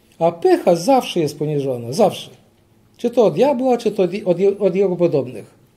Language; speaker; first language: Polish; early bilingual, heritage; Polish